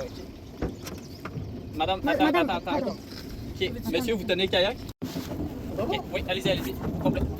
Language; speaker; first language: French; native; French